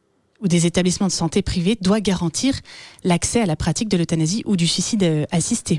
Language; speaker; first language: French; native; French